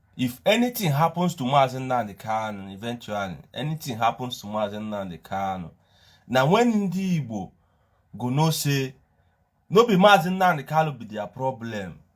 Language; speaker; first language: Nigerian Pidgin; non-native, local second language; Igbo